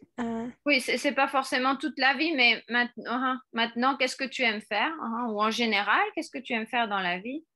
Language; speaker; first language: French; non-native, fluent; Spanish